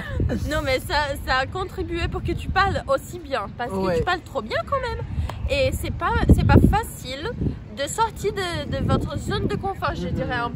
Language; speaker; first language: French; non-native, fluent; Portuguese